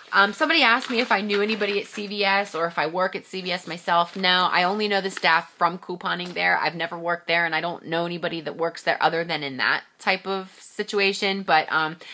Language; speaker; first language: English; native; English